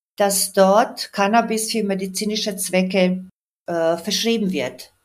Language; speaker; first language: German; non-native, fluent; Croatian